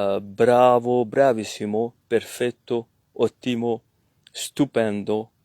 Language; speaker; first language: Italian; non-native, learner; French